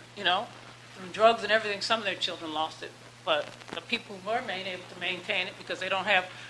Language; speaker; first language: English; native; English